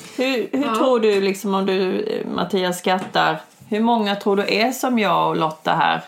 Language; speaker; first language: Swedish; native; Swedish